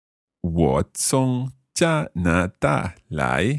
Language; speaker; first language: Chinese; non-native, learner; English